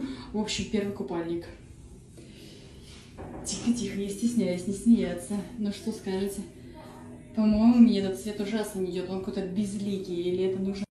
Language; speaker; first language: Russian; native; Russian